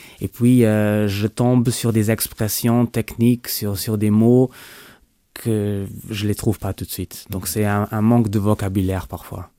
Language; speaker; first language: French; non-native, local second language; Luxembourgish